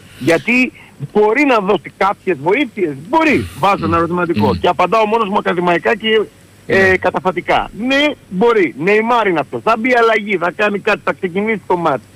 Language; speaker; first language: Greek; native; Greek